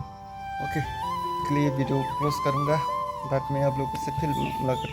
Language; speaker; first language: Hindi; non-native, local second language; Kok Borok